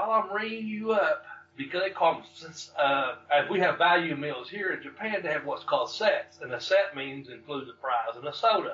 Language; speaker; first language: English; native; English